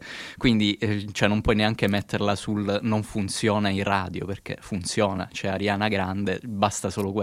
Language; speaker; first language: Italian; native; Italian